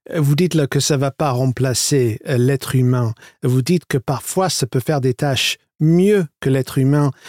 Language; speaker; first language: French; non-native, fluent; English